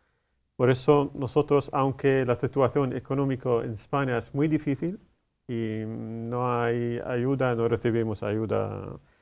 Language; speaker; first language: Spanish; non-native, learner; Arabic